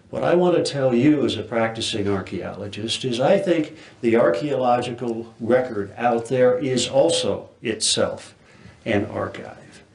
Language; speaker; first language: English; native; English